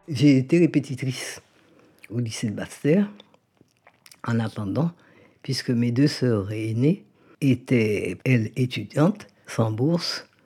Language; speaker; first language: French; native; French